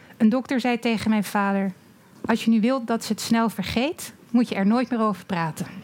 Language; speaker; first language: Dutch; native; Dutch